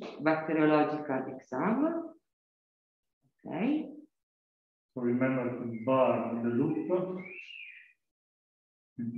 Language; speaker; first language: English; non-native, learner; Italian